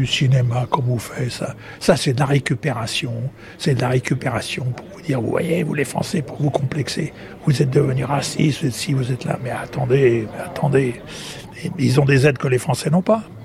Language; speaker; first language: French; native; French